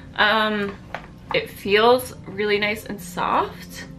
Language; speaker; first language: English; early bilingual, other home language; Italian